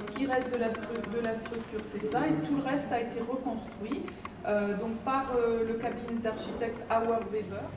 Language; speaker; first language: French; native; French